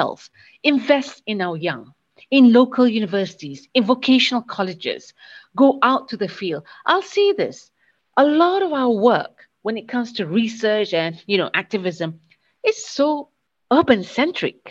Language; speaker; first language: English; non-native, local second language; Malay